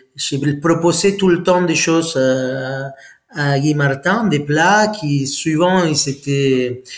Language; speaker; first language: French; non-native, fluent; Spanish